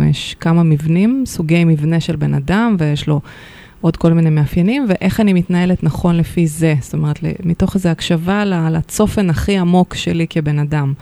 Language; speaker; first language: Hebrew; native; Hebrew